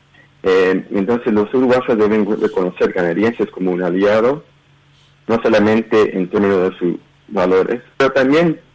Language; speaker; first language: Spanish; early bilingual, heritage; Spanish